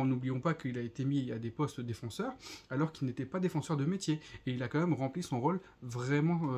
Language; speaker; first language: French; native; French